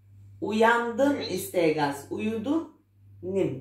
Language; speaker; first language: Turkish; non-native, fluent; Arabic